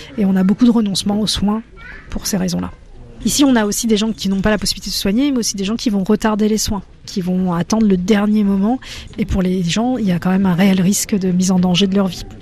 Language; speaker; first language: French; native; French